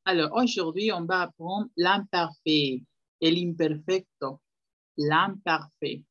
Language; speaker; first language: French; non-native, fluent; Spanish